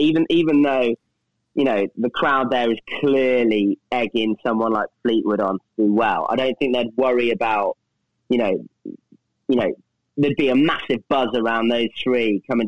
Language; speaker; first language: English; native; English